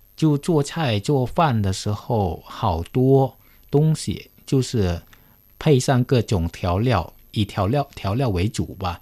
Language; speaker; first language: Chinese; early bilingual, heritage; Chinese